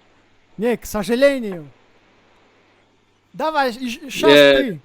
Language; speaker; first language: Russian; non-native, local second language; Tajik